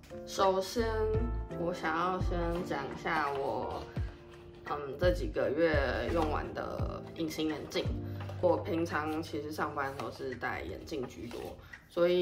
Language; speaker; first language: Chinese; native; Chinese